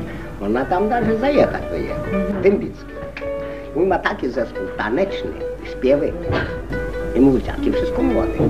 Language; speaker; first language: Polish; non-native, local second language; Romany